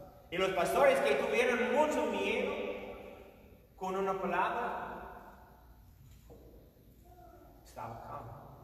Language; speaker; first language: Spanish; non-native, fluent; English